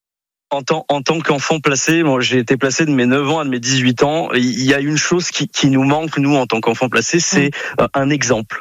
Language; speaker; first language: French; native; French